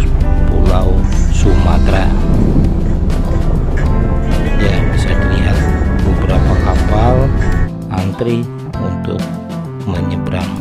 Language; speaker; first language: Indonesian; native; Indonesian